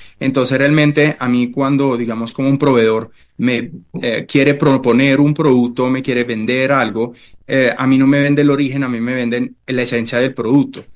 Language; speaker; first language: Spanish; non-native, fluent; Italian